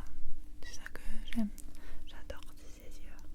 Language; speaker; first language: French; non-native, fluent; English